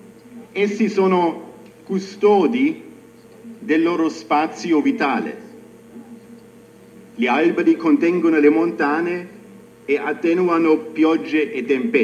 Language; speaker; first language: Italian; non-native, fluent; German